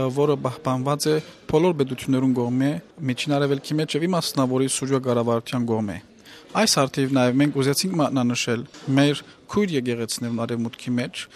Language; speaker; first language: Armenian; native; Armenian